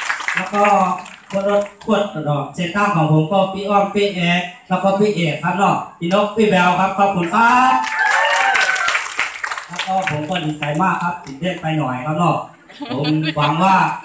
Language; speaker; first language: Thai; non-native, local second language; Shan